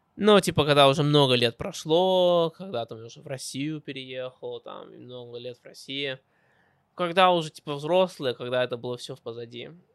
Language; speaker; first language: Russian; early bilingual, heritage; Russian